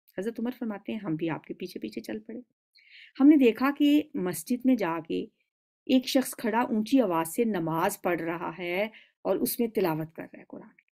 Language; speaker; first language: Urdu; native; Urdu